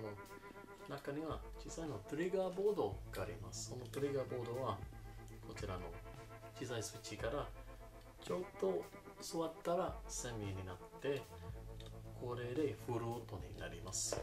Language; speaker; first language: Japanese; non-native, learner; English